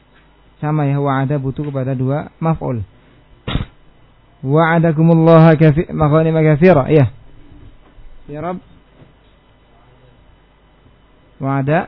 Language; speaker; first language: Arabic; non-native, fluent; Indonesian